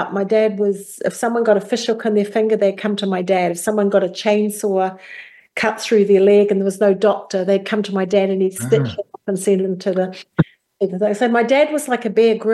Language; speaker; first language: English; native; English